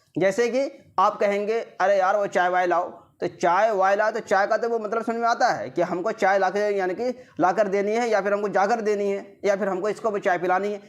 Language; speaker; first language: Urdu; native; Urdu